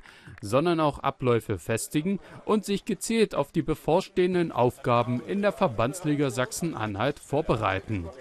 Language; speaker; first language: German; native; German